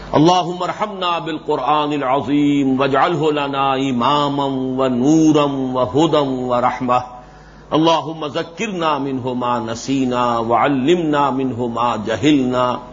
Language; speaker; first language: Urdu; native; Urdu